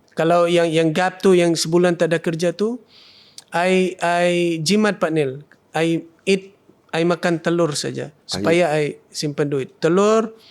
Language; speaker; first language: Malay; non-native, fluent; Thai